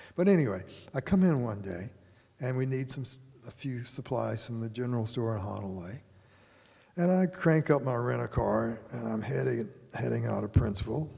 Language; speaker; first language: English; native; English